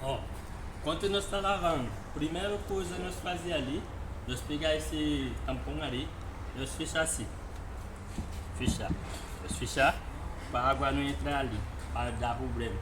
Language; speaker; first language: Portuguese; non-native, learner; Haitian Creole